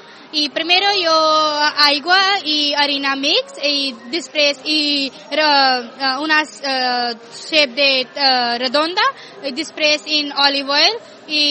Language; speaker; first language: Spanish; non-native, learner; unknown